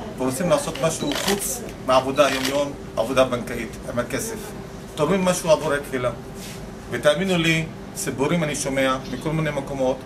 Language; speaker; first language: Hebrew; non-native, local second language; Arabic